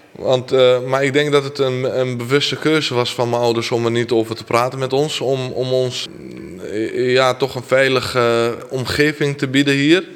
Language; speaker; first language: Dutch; early bilingual, other home language; Armenian